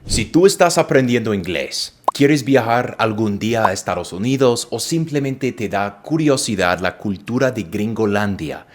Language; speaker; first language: Spanish; non-native, fluent; English